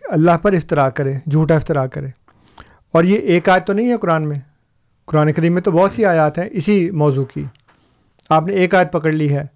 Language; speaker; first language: Urdu; non-native, local second language; Punjabi